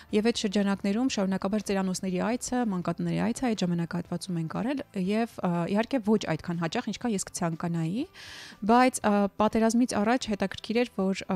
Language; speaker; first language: Armenian; native; Armenian